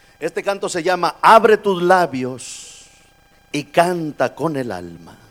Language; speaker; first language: Spanish; native; Spanish